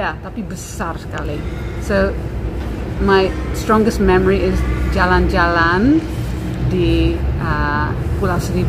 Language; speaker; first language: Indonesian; non-native, local second language; English